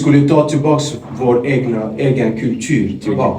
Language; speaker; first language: Swedish; non-native, fluent; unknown